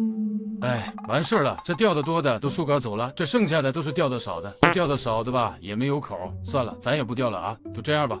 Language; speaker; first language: Chinese; native; Chinese